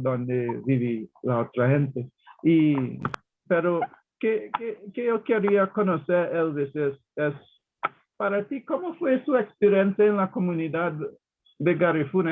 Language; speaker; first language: Spanish; non-native, learner; English